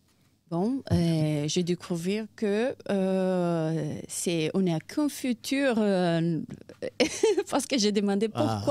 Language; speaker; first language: French; non-native, fluent; Portuguese